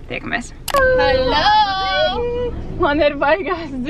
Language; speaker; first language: Latvian; native; Latvian